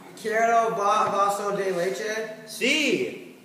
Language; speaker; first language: Spanish; non-native, learner; English